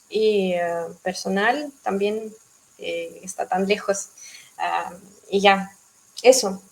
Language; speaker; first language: Spanish; non-native, fluent; Russian